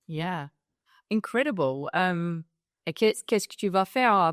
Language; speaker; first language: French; non-native, learner; English